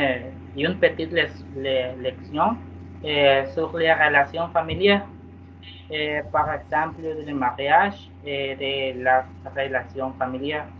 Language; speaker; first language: French; non-native, learner; Spanish